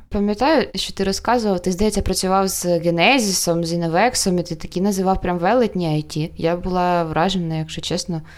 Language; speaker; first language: Ukrainian; non-native, local second language; Russian